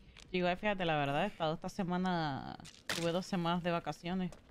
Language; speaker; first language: Spanish; native; Spanish